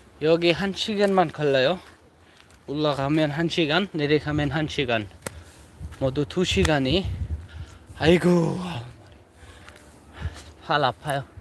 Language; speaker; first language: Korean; non-native, learner; Bangla